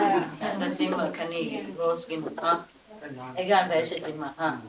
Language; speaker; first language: German; non-native, learner; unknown